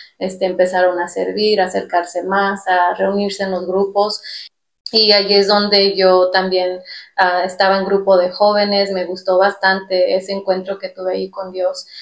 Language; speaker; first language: Spanish; early bilingual, heritage; Spanish